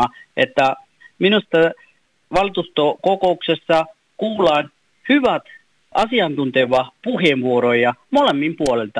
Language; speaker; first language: Finnish; non-native, fluent; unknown